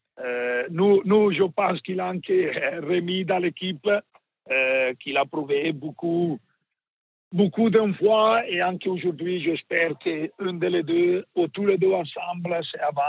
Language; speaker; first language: French; non-native, learner; Italian